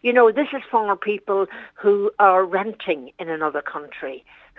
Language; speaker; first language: English; native; English